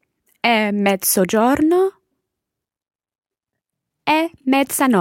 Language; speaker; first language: Italian; non-native, learner; English